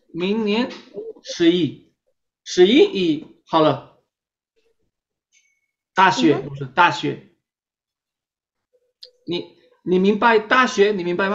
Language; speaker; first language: Chinese; non-native, fluent; Spanish